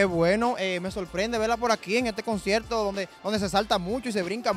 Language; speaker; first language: Spanish; native; Spanish